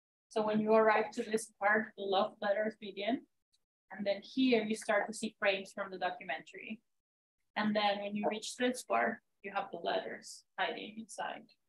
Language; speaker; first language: English; non-native, fluent; Spanish